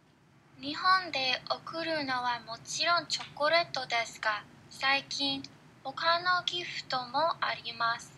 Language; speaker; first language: Japanese; non-native, learner; English